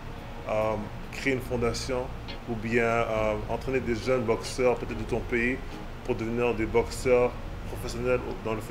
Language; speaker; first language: French; native; French